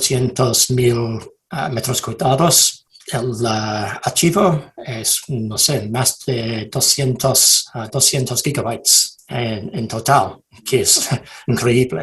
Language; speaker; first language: Spanish; non-native, fluent; English